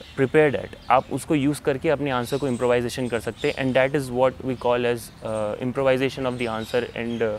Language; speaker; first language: Hindi; native; Hindi